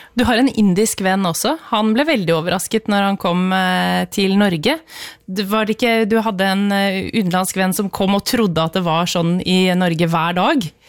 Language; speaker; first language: Norwegian; native; Norwegian